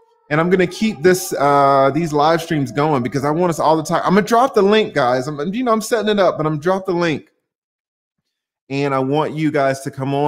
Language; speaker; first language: English; native; English